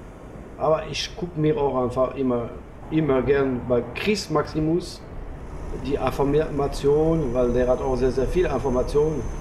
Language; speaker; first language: German; non-native, fluent; French